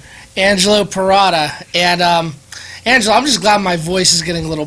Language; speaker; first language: English; native; English